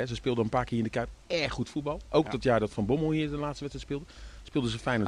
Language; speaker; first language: Dutch; native; Dutch